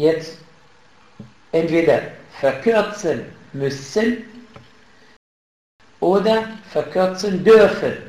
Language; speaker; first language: German; non-native, fluent; Arabic